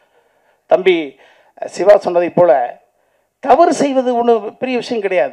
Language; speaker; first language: Tamil; native; Tamil